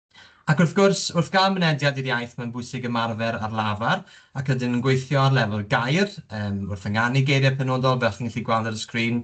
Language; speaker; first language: Welsh; native; Welsh